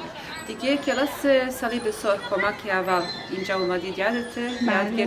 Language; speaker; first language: Persian; non-native, learner; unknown